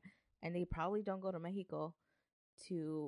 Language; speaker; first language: English; early bilingual, other home language; Spanish